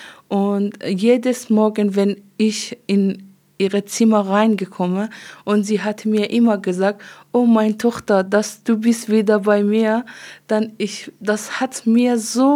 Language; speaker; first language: German; non-native, learner; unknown